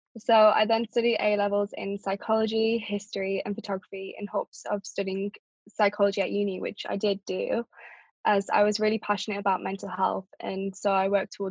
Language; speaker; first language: English; native; English